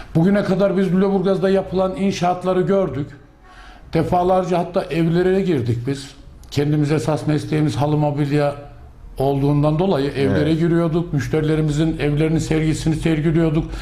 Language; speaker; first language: Turkish; native; Turkish